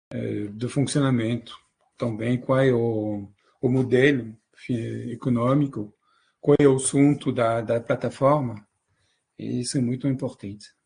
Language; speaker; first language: Portuguese; non-native, fluent; French